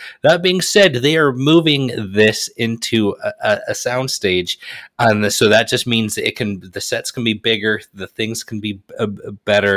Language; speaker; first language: English; native; English